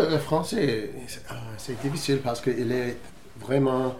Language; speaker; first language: French; non-native, learner; English